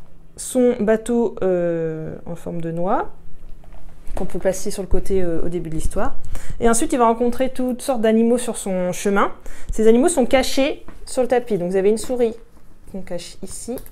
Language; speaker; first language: French; native; French